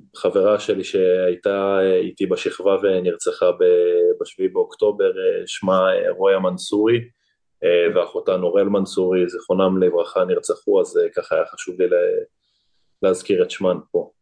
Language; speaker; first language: Hebrew; native; Hebrew